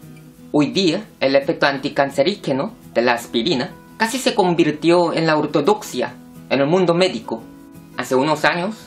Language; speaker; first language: Spanish; non-native, fluent; Korean